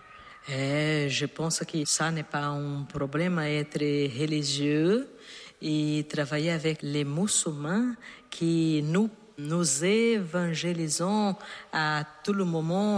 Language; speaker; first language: French; non-native, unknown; Portuguese